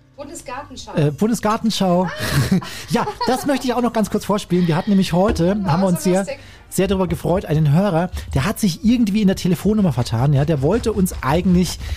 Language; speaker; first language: German; native; German